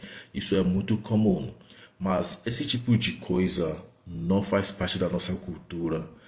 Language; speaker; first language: Portuguese; non-native, fluent; Igbo